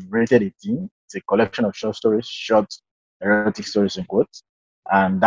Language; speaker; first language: English; non-native, local second language; Yoruba